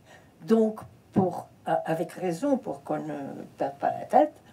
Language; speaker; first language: French; early bilingual, heritage; French